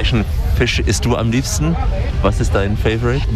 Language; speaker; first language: German; native; German